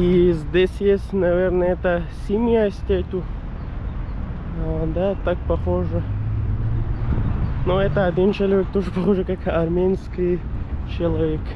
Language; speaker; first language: Russian; non-native, learner; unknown